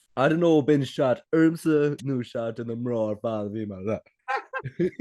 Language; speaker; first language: Irish; native; Irish